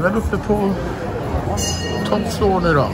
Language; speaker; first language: Swedish; native; Swedish